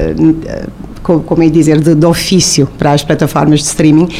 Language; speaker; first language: Portuguese; non-native, local second language; Kabuverdianu